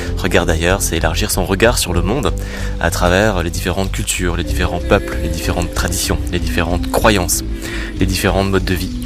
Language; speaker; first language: French; native; French